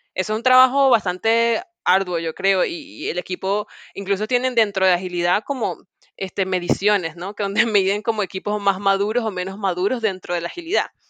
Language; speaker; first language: Spanish; native; Spanish